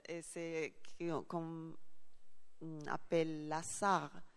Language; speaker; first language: French; non-native, learner; Spanish